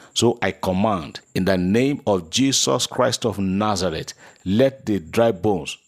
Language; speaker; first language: English; non-native, local second language; Yoruba